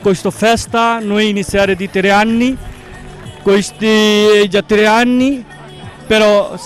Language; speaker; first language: Italian; non-native, learner; Bangla